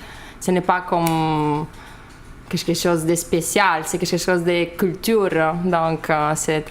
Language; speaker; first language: French; non-native, learner; Lithuanian